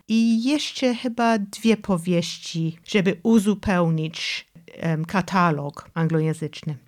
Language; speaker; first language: Polish; non-native, fluent; English